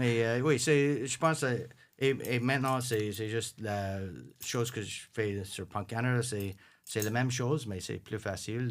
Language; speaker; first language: French; non-native, local second language; English